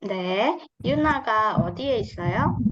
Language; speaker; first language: Korean; non-native, fluent; Indonesian